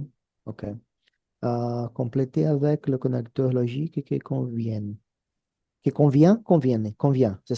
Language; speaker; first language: French; non-native, fluent; Portuguese